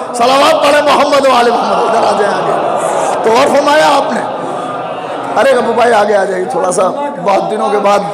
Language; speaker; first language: Urdu; native; Urdu